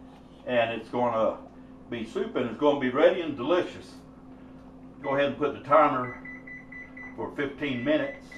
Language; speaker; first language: English; native; English